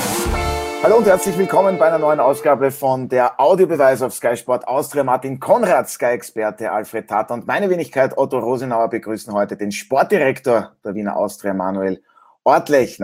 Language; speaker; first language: German; native; German